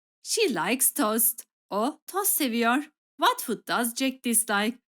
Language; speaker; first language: English; non-native, fluent; Turkish